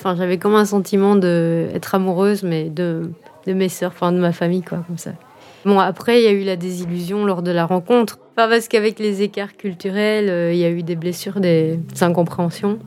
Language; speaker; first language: French; native; French